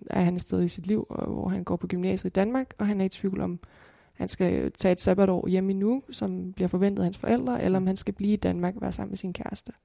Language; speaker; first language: Danish; native; Danish